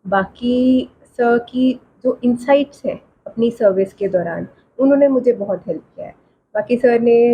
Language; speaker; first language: Hindi; non-native, local second language; Punjabi